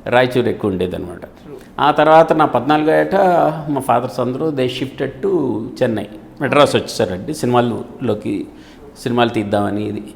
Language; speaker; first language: Telugu; native; Telugu